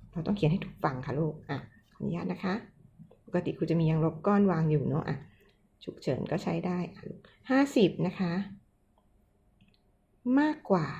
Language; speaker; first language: Thai; native; Thai